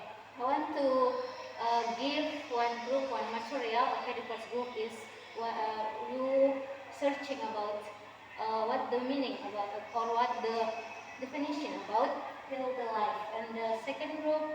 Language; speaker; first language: English; non-native, learner; Indonesian